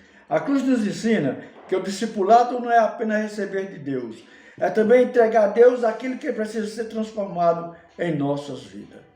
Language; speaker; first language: Portuguese; native; Portuguese